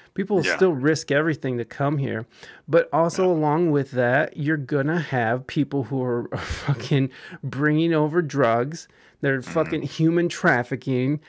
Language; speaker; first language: English; early bilingual, other home language; Spanish